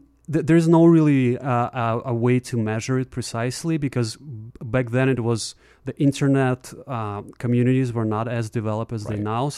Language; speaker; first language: English; non-native, fluent; Russian